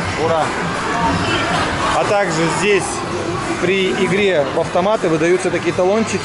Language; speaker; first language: Russian; native; Russian